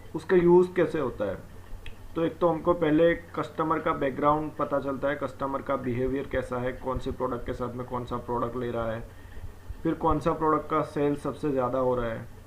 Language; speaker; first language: Hindi; non-native, local second language; Gujarati